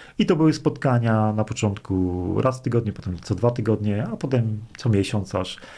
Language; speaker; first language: Polish; native; Polish